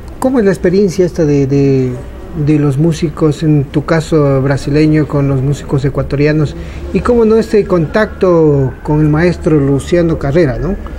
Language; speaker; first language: Spanish; native; Spanish